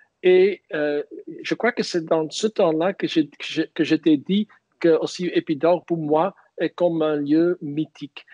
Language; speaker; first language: French; non-native, fluent; Dutch